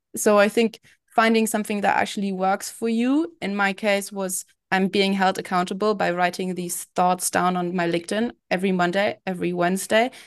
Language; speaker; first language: English; non-native, fluent; German